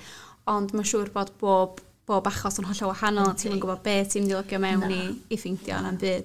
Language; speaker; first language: Welsh; non-native, local second language; English